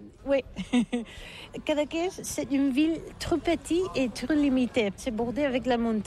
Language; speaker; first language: French; non-native, learner; Catalan